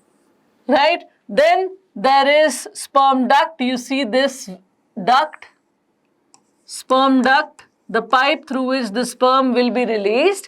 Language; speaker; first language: English; non-native, local second language; Hindi